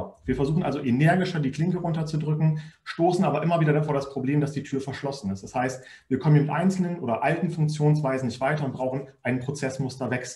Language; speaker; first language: German; native; German